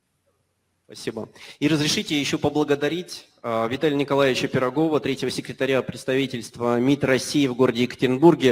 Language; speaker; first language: Russian; native; Russian